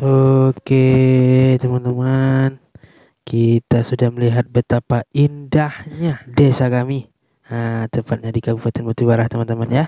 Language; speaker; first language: Indonesian; non-native, local second language; Malay